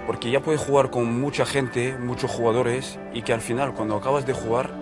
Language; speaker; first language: Spanish; non-native, fluent; French